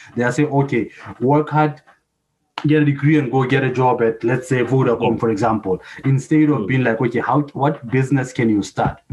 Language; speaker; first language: English; non-native, local second language; Southern Sotho